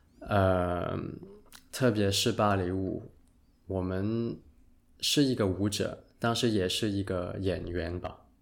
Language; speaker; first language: Chinese; non-native, local second language; Cantonese